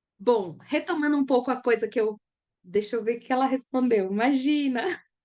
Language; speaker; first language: Portuguese; native; Portuguese